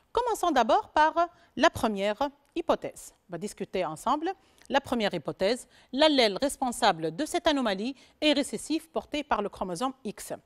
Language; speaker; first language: French; non-native, local second language; Arabic